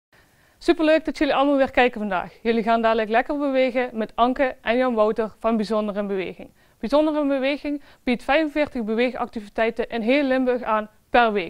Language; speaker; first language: Dutch; native; Dutch